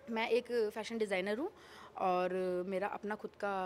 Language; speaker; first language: Hindi; native; Hindi